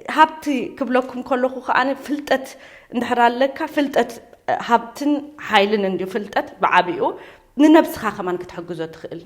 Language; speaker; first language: Tigrinya; early bilingual, heritage; Tigrinya